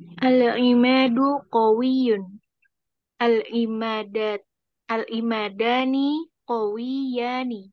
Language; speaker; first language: Arabic; non-native, learner; Indonesian